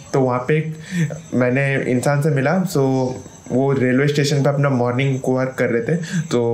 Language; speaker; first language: Hindi; non-native, local second language; Bangla